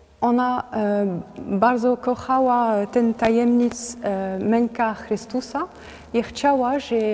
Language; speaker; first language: Polish; non-native, learner; French